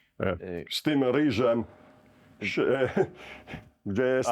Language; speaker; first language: Polish; non-native, learner; Italian